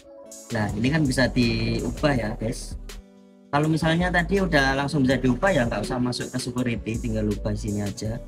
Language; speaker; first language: Indonesian; native; Indonesian